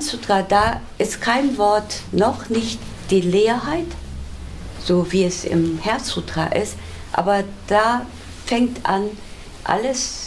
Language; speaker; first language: German; non-native, fluent; Korean